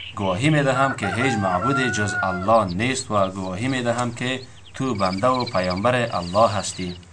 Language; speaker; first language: Persian; native; Persian